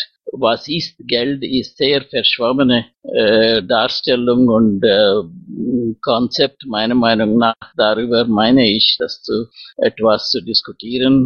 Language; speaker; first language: German; non-native, fluent; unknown